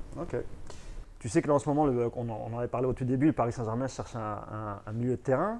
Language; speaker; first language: French; native; French